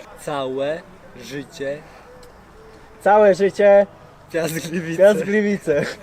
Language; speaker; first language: Polish; non-native, learner; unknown